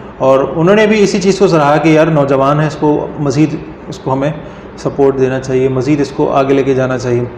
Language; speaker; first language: Urdu; native; Urdu